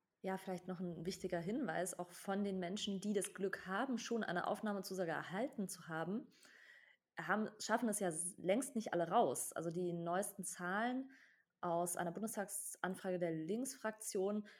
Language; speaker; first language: German; native; German